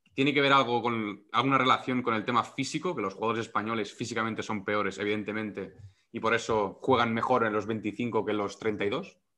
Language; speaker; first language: Spanish; non-native, local second language; Catalan